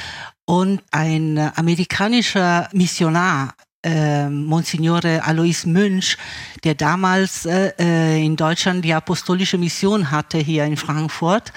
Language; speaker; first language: German; early bilingual, other home language; Italian